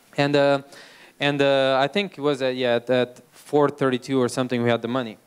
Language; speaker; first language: English; non-native, fluent; Portuguese